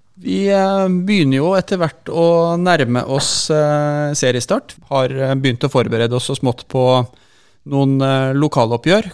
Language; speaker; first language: Norwegian; native; Norwegian